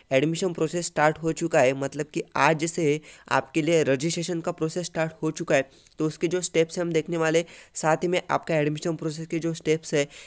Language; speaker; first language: Hindi; non-native, local second language; Marathi